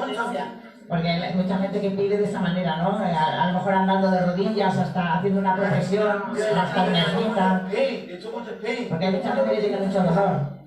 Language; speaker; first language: Spanish; native; Spanish